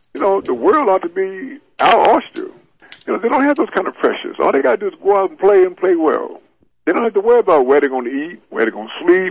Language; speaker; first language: English; native; English